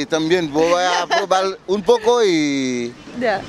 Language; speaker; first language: Spanish; non-native, learner; Haitian Creole